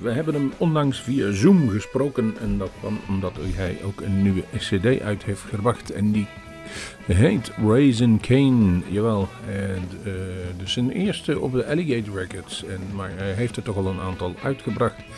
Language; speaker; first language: Dutch; native; Dutch